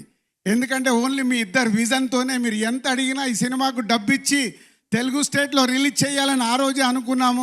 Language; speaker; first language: Telugu; native; Telugu